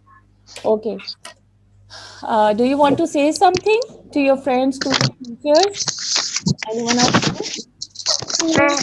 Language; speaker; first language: English; non-native, local second language; Urdu